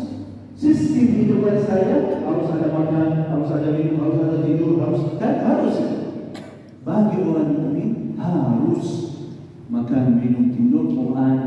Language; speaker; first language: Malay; non-native, fluent; Arabic